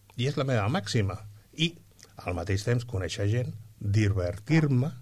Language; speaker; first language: Catalan; non-native, local second language; Spanish